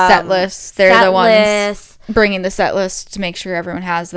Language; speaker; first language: English; native; English